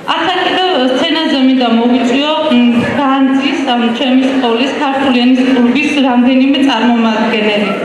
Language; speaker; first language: Georgian; non-native, local second language; Armenian